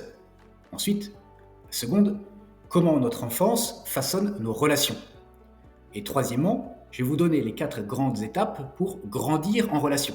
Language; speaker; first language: French; native; French